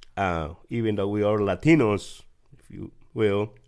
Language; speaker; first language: English; early bilingual, other home language; Spanish